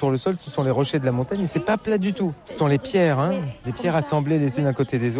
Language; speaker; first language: French; native; French